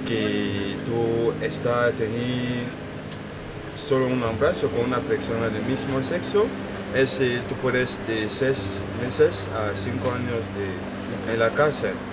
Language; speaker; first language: Spanish; non-native, learner; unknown